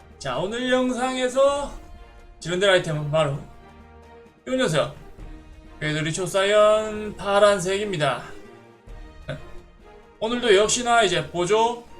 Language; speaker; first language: Korean; native; Korean